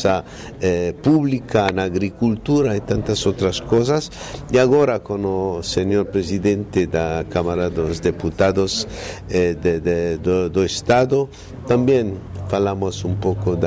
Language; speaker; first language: Portuguese; non-native, fluent; Hebrew